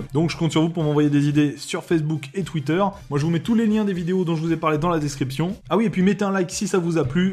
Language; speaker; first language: French; native; French